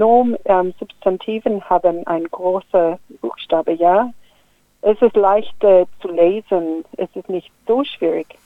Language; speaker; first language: German; non-native, fluent; English